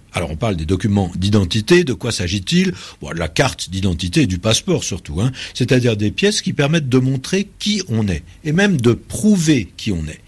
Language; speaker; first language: French; native; French